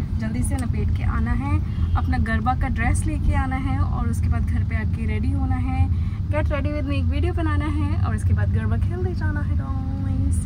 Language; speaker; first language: Hindi; non-native, local second language; Bangla